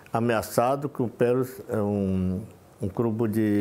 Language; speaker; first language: Portuguese; non-native, local second language; Yanomámi